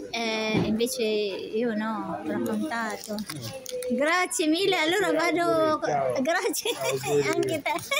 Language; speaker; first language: Italian; non-native, learner; Filipino